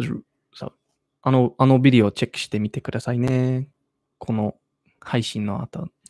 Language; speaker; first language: Japanese; non-native, learner; English